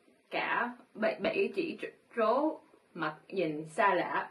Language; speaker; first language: Vietnamese; early bilingual, heritage; Vietnamese